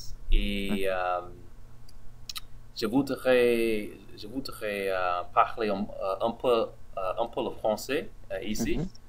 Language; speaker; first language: French; non-native, learner; English